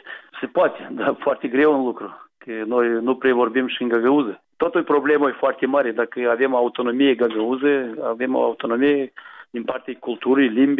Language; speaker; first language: Romanian; non-native, local second language; Gagauz